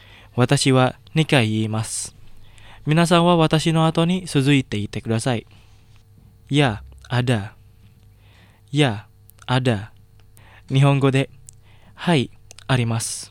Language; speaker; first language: Japanese; non-native, fluent; Indonesian